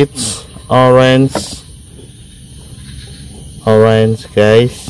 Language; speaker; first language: English; non-native, learner; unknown